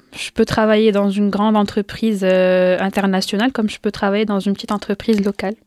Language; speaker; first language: French; non-native, local second language; Arabic